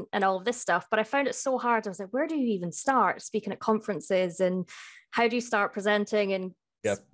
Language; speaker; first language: English; native; English